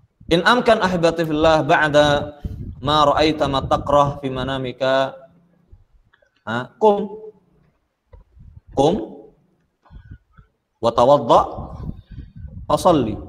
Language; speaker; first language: Arabic; non-native, fluent; Indonesian